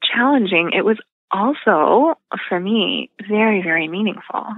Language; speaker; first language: English; native; English